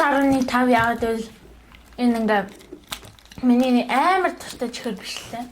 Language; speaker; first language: Mongolian; early bilingual, heritage; Mongolian